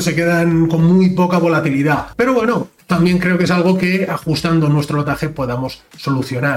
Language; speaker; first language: Spanish; native; Spanish